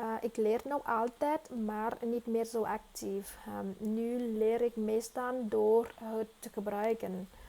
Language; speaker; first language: Dutch; non-native, fluent; Vietnamese